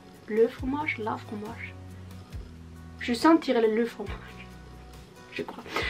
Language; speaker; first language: French; non-native, learner; Norwegian